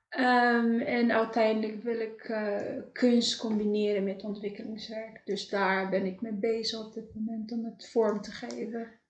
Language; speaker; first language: Dutch; non-native, fluent; Kabuverdianu